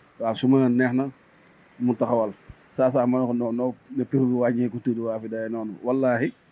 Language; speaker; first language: Wolof; native; Wolof